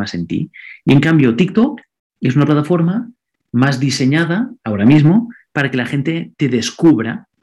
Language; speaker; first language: Spanish; non-native, local second language; Catalan